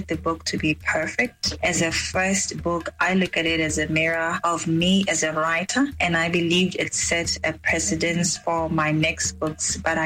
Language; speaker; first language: English; non-native, local second language; Tswana